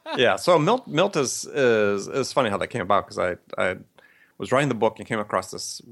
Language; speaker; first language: English; native; English